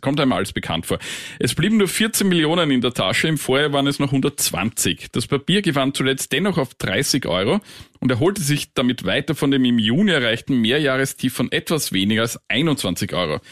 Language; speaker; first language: German; native; German